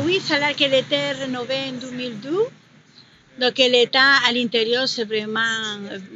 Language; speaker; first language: French; non-native, fluent; Spanish